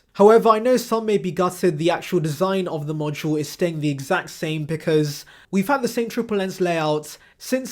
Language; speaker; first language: English; native; English